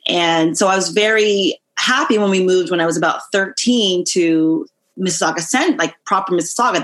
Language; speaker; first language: English; native; English